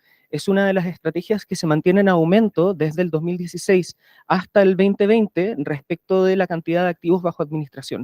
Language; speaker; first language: Spanish; native; Spanish